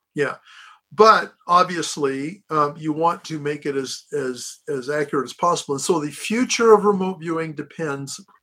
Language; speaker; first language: English; native; English